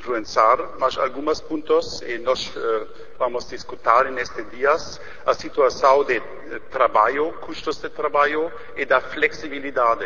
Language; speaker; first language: Portuguese; non-native, learner; German